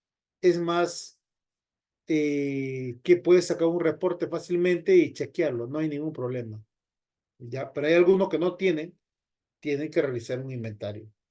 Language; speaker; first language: Spanish; native; Spanish